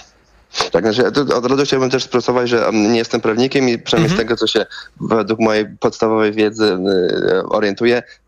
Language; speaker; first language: Polish; native; Polish